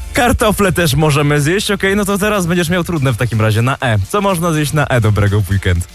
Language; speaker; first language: Polish; native; Polish